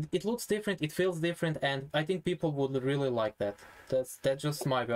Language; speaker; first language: English; non-native, fluent; Croatian